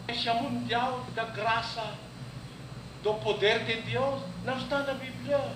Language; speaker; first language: Portuguese; non-native, learner; Filipino